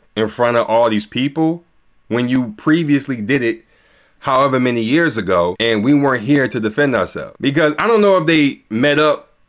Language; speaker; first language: English; native; English